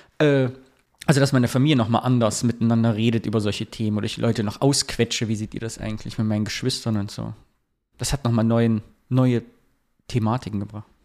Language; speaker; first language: German; native; German